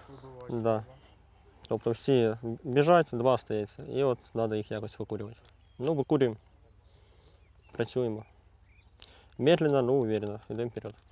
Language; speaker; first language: Ukrainian; native; Ukrainian